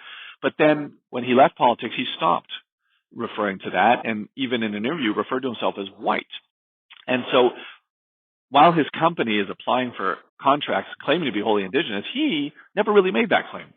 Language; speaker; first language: English; native; English